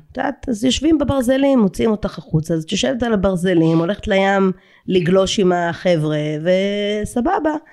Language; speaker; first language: Hebrew; native; Hebrew